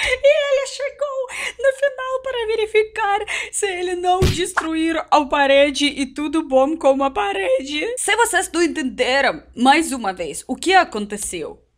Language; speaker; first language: Portuguese; non-native, learner; Russian